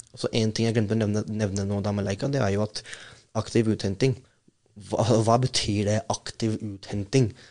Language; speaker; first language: Norwegian; non-native, fluent; Urdu